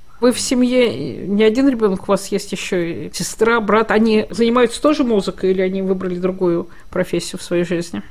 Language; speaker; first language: Russian; native; Russian